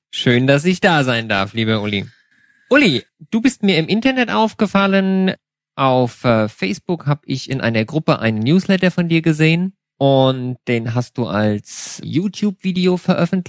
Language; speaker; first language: German; native; German